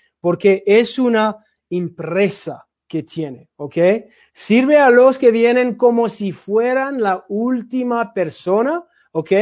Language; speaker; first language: Spanish; non-native, learner; English